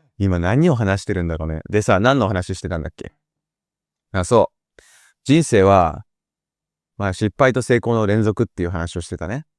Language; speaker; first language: Japanese; native; Japanese